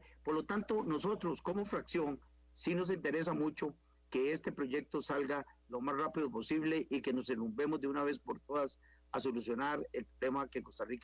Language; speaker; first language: Spanish; native; Spanish